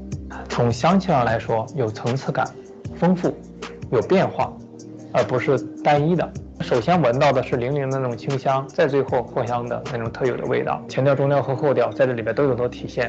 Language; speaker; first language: Chinese; native; Chinese